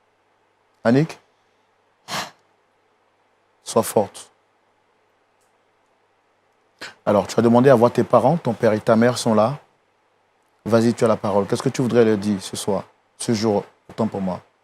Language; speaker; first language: French; native; French